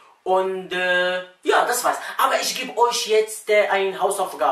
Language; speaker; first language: German; non-native, fluent; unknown